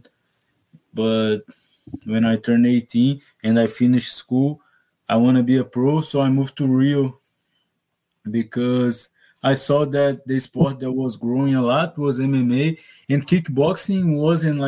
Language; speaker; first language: English; non-native, learner; Portuguese